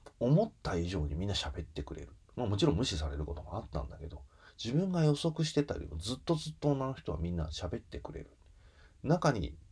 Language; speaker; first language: Japanese; native; Japanese